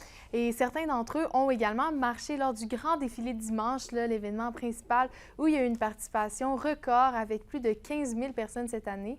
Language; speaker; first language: French; native; French